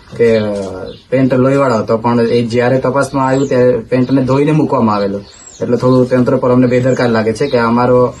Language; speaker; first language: Gujarati; native; Gujarati